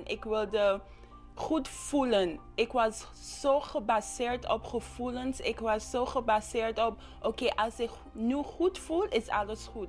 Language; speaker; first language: Dutch; non-native, local second language; English